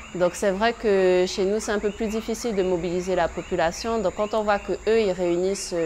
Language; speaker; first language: French; native; French